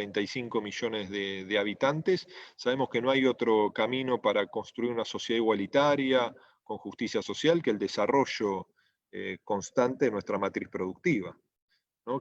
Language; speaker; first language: Spanish; native; Spanish